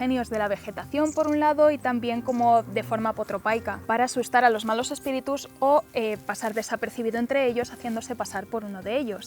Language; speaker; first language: Spanish; native; Spanish